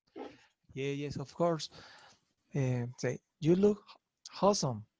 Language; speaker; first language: English; non-native, learner; Spanish